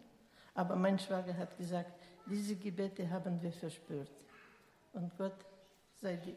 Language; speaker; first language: German; early bilingual, heritage; German